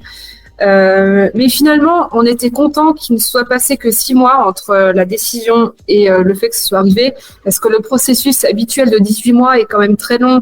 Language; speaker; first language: French; native; French